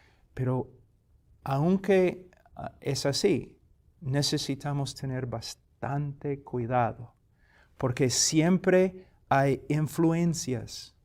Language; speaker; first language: Spanish; non-native, fluent; English